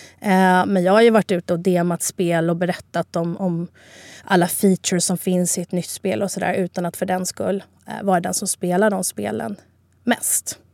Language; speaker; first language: Swedish; early bilingual, other home language; Spanish